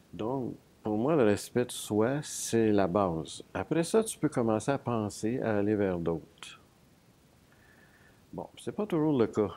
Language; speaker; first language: French; native; French